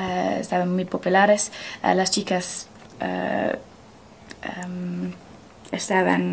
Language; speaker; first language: Spanish; non-native, learner; English